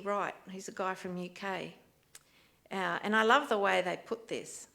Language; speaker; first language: English; native; English